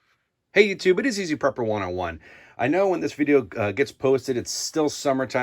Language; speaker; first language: English; native; English